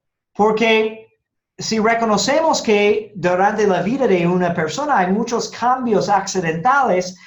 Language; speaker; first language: Spanish; non-native, fluent; English